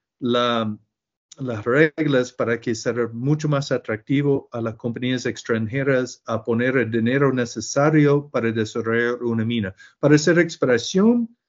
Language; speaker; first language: Spanish; non-native, learner; English